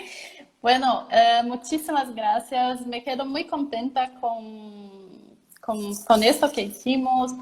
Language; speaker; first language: Spanish; non-native, learner; Portuguese